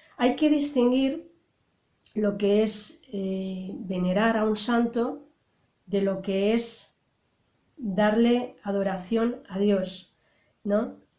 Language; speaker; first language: Spanish; native; Spanish